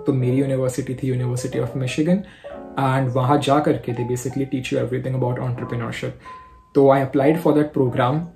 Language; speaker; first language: English; non-native, local second language; Hindi